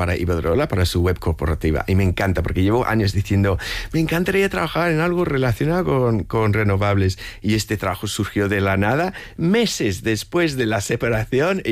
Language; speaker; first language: Spanish; non-native, fluent; English